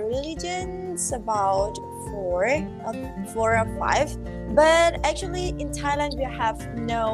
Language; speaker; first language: English; non-native, fluent; Thai